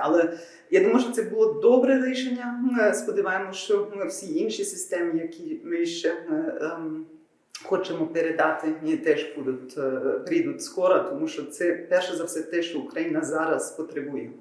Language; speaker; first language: Ukrainian; non-native, fluent; German